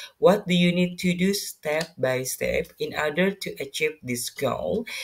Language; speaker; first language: English; non-native, fluent; Indonesian